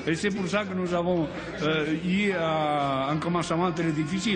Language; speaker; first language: French; non-native, fluent; Spanish